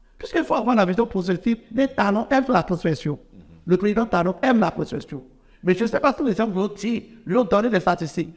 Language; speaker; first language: French; non-native, local second language; Fon